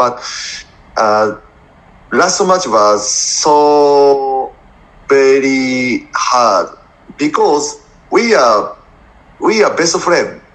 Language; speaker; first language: English; non-native, learner; Japanese